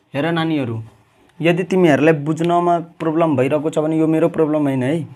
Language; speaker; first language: Nepali; non-native, local second language; Maithili